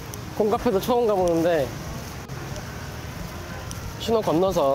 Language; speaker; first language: Korean; native; Korean